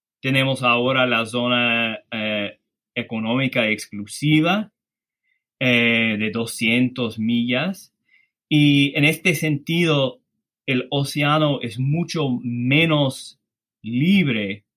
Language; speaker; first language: Spanish; non-native, fluent; English